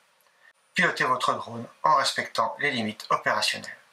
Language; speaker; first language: French; native; French